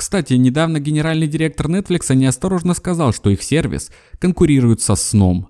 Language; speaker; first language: Russian; native; Russian